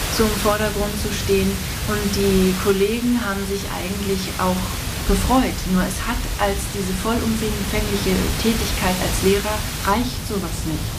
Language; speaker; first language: German; native; German